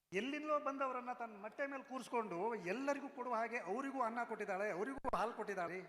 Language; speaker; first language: Kannada; non-native, local second language; Konkani